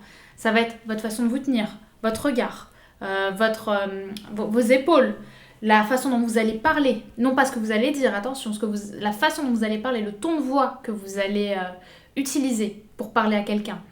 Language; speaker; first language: French; native; French